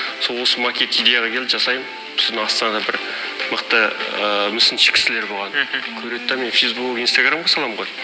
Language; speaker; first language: Kazakh; early bilingual, heritage; Kazakh